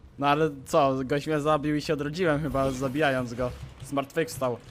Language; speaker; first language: Polish; native; Polish